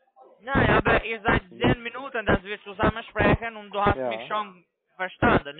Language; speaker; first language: German; non-native, learner; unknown